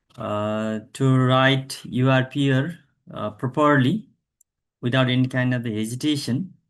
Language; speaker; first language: English; non-native, local second language; Nepali